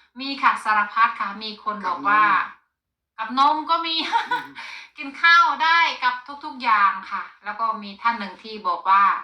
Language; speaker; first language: Thai; native; Thai